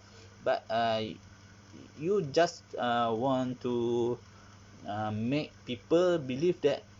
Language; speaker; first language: English; non-native, learner; Malay